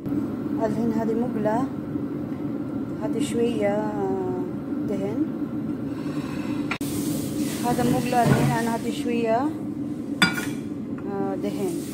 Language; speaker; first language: Arabic; non-native, learner; Filipino